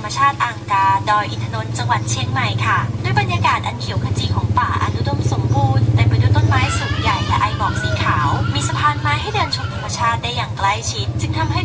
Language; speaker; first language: Thai; native; Thai